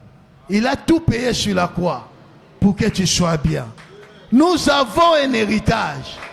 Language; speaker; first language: French; non-native, local second language; Lingala